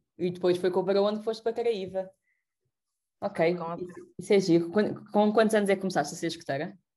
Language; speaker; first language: Portuguese; native; Portuguese